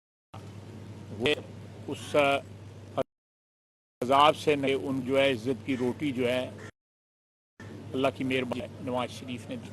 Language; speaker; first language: Urdu; non-native, local second language; Punjabi